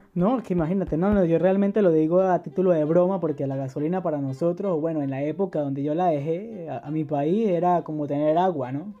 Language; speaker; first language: Spanish; native; Spanish